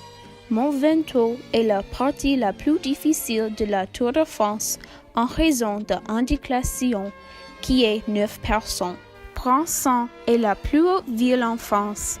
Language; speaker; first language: French; non-native, learner; English